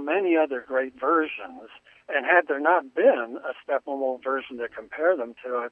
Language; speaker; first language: English; native; English